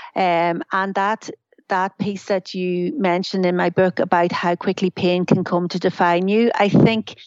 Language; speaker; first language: English; native; English